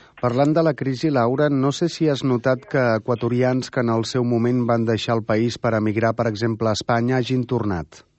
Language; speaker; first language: Catalan; native; Catalan